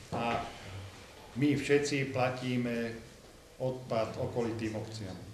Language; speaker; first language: Slovak; native; Slovak